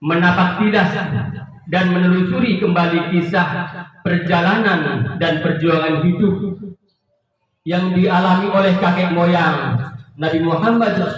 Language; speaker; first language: Indonesian; native; Indonesian